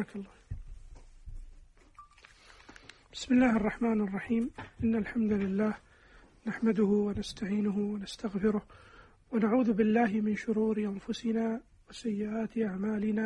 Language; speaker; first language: Arabic; native; Arabic